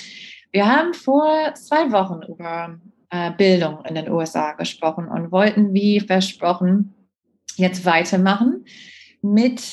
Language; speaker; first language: German; non-native, fluent; English